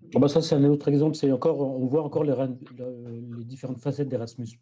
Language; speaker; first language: French; native; French